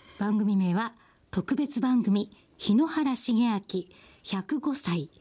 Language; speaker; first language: Japanese; native; Japanese